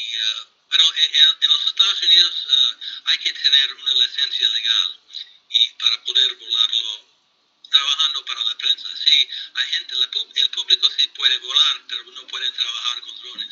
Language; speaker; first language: Spanish; non-native, fluent; English